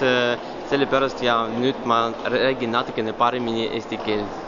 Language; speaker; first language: Estonian; non-native, local second language; Russian